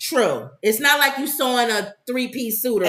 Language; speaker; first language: English; native; English